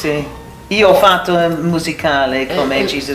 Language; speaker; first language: Italian; non-native, learner; English